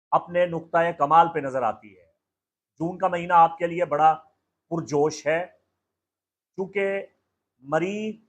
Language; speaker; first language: Urdu; native; Urdu